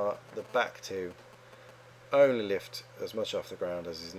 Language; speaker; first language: English; native; English